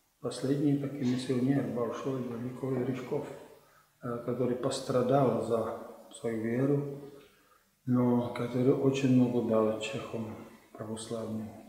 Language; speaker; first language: Russian; non-native, fluent; Czech